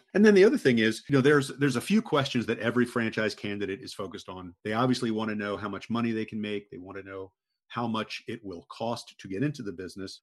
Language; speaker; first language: English; native; English